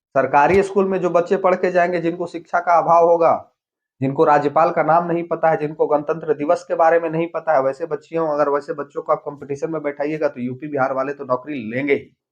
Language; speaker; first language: Hindi; native; Hindi